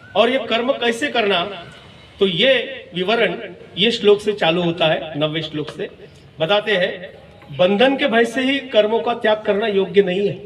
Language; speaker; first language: Hindi; non-native, local second language; Marathi